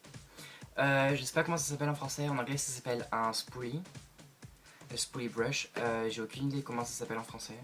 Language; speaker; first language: French; native; French